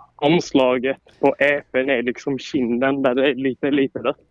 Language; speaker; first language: Swedish; native; Swedish